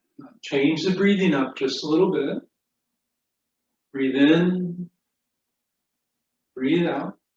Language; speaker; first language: English; native; English